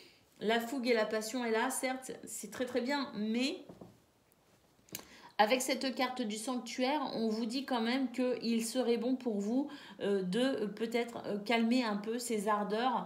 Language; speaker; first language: French; native; French